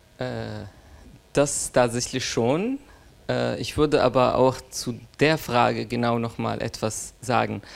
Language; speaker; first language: German; non-native, fluent; Arabic